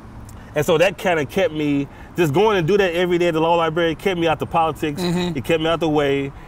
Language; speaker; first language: English; native; English